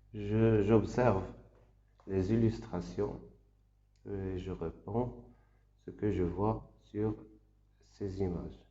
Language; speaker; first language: French; non-native, local second language; Arabic